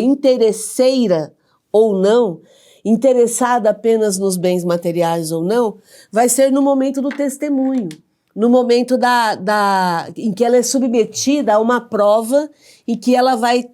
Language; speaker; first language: Portuguese; native; Portuguese